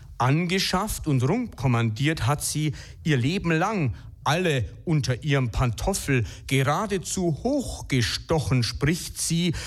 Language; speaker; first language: German; native; German